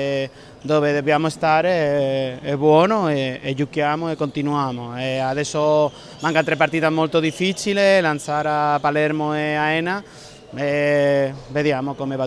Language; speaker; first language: Italian; non-native, learner; Spanish